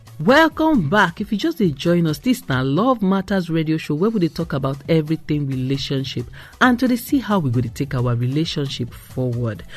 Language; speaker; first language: Nigerian Pidgin; non-native, local second language; Igbo